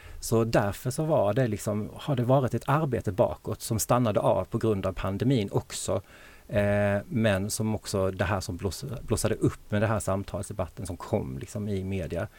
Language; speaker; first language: Swedish; native; Swedish